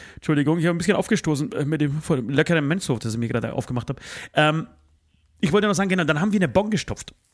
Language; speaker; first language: German; early bilingual, other home language; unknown